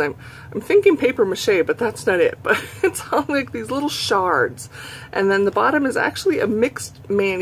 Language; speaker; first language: English; native; English